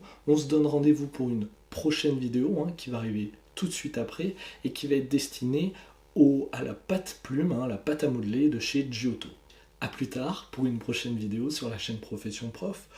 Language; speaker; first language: French; native; French